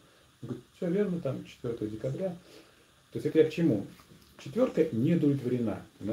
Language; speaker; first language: Russian; native; Russian